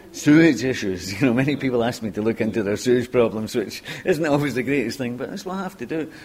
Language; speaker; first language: English; native; English